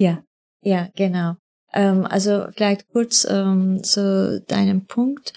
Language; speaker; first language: German; non-native, fluent; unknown